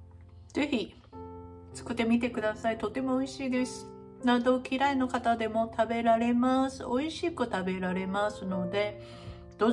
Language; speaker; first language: Japanese; non-native, fluent; Chinese